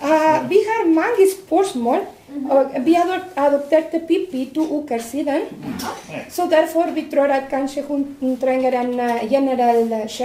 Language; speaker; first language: Norwegian; non-native, learner; Spanish